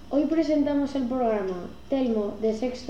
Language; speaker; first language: Spanish; native; Spanish